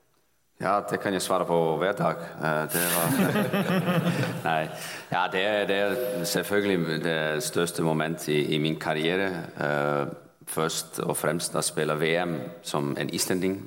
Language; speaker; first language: Danish; non-native, fluent; Icelandic